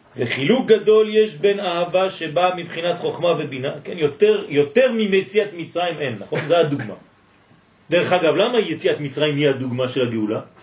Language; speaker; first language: Hebrew; non-native, fluent; French